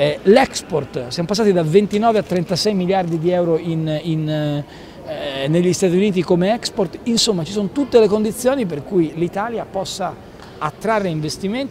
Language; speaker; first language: Italian; native; Italian